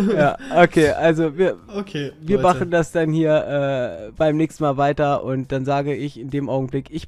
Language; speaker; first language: German; native; German